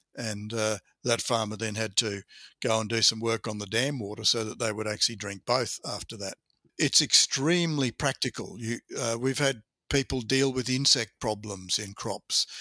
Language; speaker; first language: English; native; English